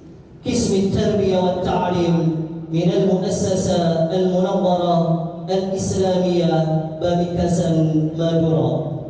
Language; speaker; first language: Arabic; non-native, learner; Indonesian